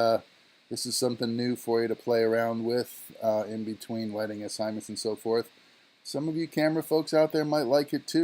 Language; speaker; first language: English; native; English